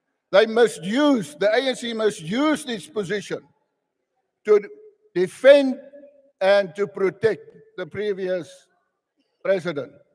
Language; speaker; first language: English; non-native, local second language; Afrikaans